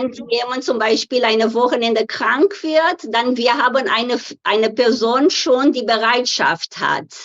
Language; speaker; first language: German; non-native, fluent; Portuguese